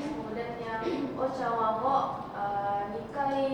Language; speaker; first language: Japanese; non-native, learner; Indonesian